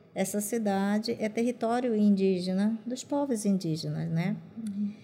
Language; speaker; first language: Portuguese; non-native, local second language; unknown